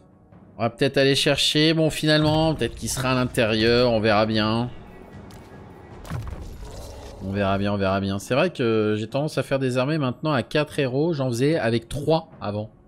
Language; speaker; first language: French; native; French